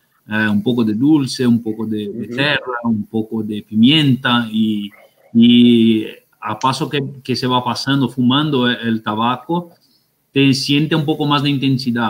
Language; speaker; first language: Spanish; non-native, fluent; Portuguese